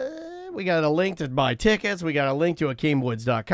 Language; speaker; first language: English; native; English